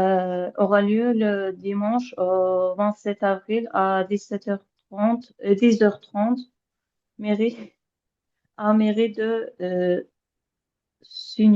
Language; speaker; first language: French; non-native, learner; Azerbaijani